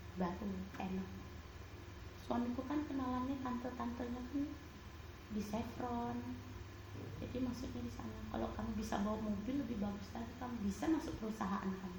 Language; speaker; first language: Indonesian; native; Indonesian